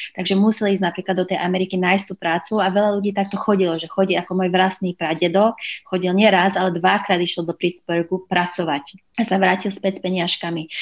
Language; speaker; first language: Slovak; early bilingual, heritage; Slovak